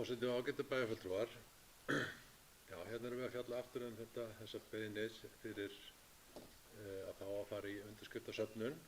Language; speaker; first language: Icelandic; native; Icelandic